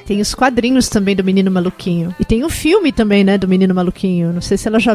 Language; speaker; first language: Portuguese; native; Portuguese